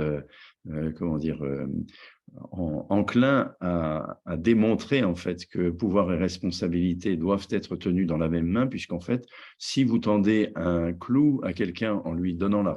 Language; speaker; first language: French; native; French